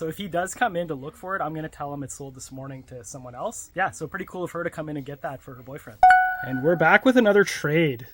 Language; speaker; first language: English; native; English